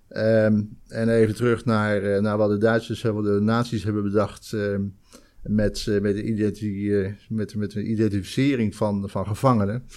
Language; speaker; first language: Dutch; native; Dutch